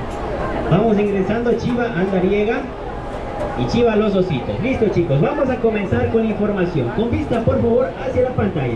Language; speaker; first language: Spanish; native; Spanish